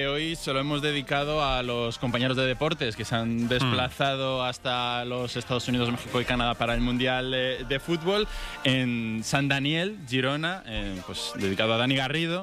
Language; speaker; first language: Spanish; native; Spanish